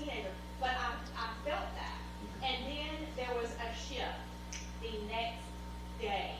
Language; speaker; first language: English; native; English